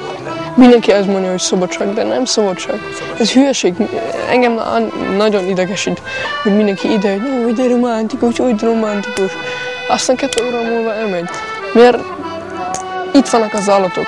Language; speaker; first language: Hungarian; non-native, learner; German